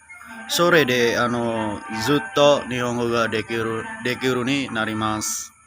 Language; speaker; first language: Japanese; non-native, learner; Indonesian